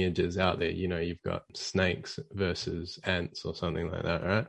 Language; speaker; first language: English; native; English